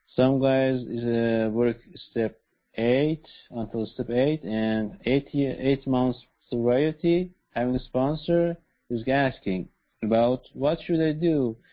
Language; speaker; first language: English; non-native, learner; Persian